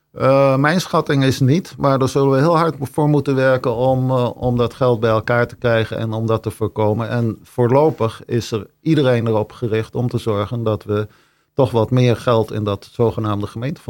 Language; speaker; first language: Dutch; native; Dutch